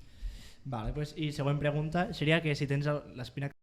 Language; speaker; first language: Catalan; native; Catalan